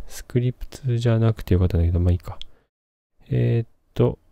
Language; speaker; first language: Japanese; native; Japanese